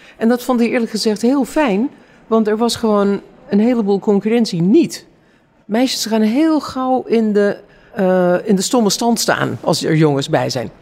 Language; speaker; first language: Dutch; non-native, fluent; English